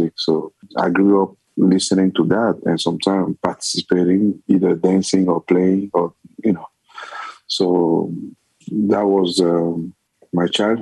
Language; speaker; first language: English; non-native, fluent; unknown